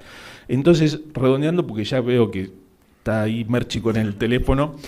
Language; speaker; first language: Spanish; native; Spanish